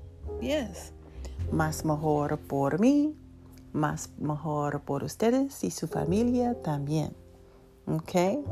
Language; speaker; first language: Spanish; non-native, learner; English